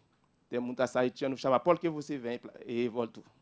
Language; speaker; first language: Portuguese; non-native, learner; Haitian Creole